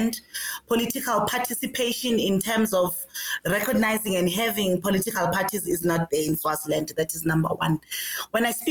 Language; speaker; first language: English; non-native, local second language; Swati